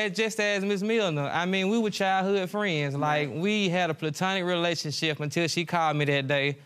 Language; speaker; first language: English; native; English